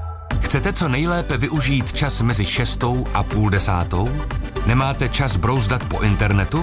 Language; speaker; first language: Czech; native; Czech